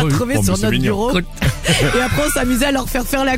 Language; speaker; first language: French; native; French